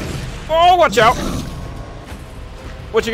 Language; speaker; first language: English; native; English